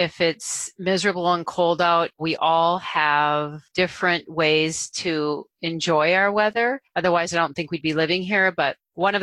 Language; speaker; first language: English; native; English